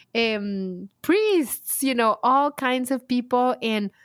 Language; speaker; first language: English; non-native, fluent; Spanish